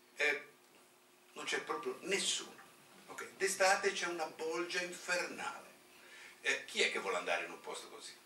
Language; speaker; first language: Italian; native; Italian